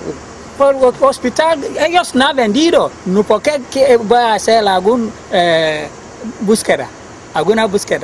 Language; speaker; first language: Spanish; non-native, learner; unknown